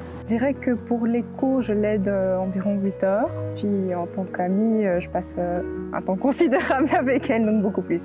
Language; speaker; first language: French; native; French